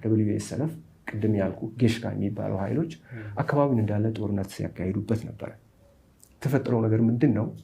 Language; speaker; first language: Amharic; non-native, local second language; Somali